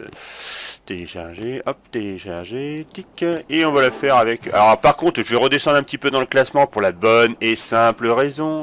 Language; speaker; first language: French; native; French